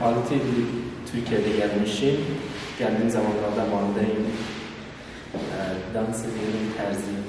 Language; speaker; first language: Turkish; non-native, learner; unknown